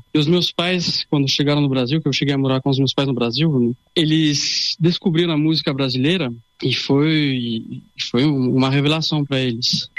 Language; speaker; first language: Portuguese; early bilingual, other home language; French